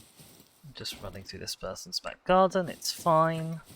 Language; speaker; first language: English; native; English